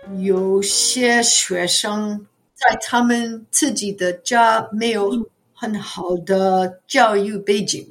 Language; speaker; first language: Chinese; non-native, fluent; English